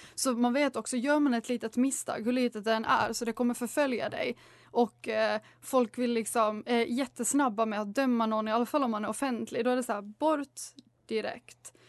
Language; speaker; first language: Swedish; native; Swedish